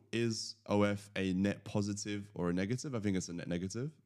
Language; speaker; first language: English; early bilingual, other home language; Latvian